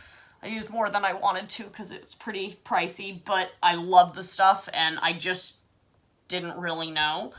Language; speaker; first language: English; native; English